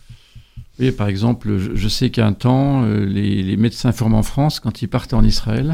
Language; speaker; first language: French; native; French